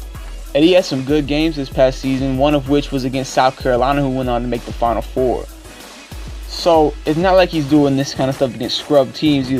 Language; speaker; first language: English; native; English